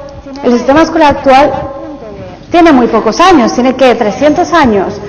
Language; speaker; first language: Spanish; native; Spanish